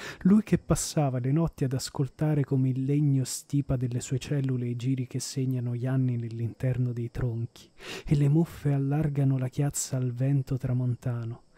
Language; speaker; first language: Italian; native; Italian